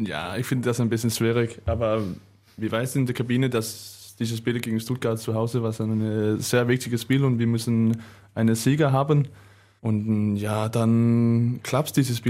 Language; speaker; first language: German; non-native, learner; Danish